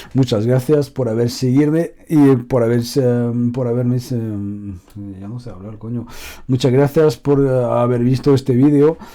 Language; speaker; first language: Spanish; non-native, fluent; French